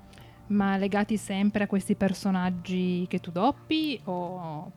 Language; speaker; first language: Italian; native; Italian